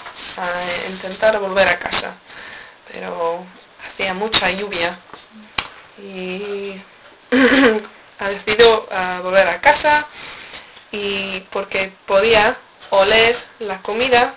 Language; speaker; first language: Spanish; non-native, learner; English